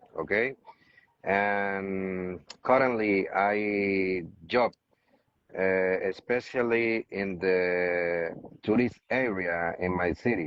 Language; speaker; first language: English; non-native, learner; Spanish